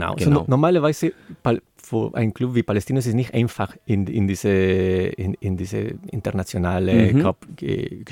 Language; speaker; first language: German; non-native, learner; Spanish